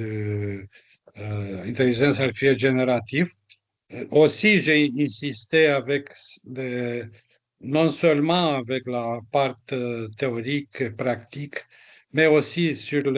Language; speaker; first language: French; non-native, fluent; Romanian